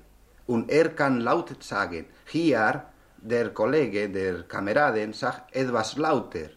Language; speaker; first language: German; non-native, learner; Spanish